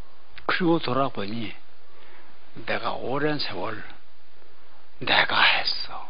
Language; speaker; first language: Korean; native; Korean